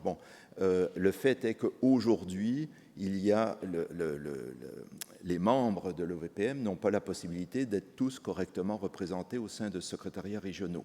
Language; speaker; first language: French; native; French